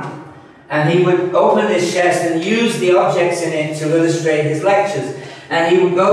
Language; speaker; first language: English; native; English